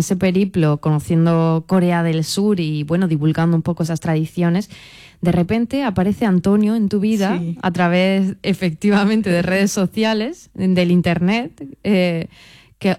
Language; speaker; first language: Spanish; native; Spanish